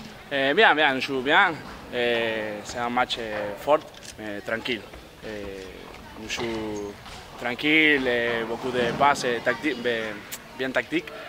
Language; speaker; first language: French; non-native, learner; Spanish